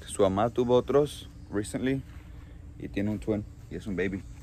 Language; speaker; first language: Spanish; early bilingual, heritage; Spanish